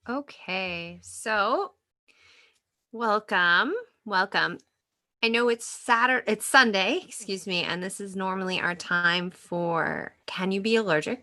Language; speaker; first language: English; native; English